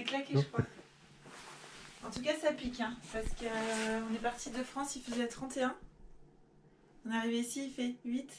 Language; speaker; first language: French; native; French